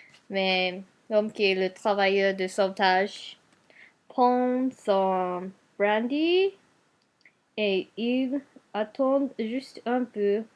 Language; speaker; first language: French; non-native, learner; Japanese